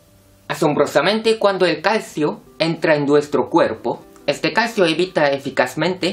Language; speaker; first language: Spanish; non-native, fluent; Korean